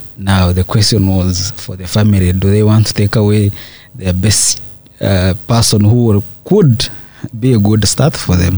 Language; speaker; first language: English; non-native, local second language; Nyankole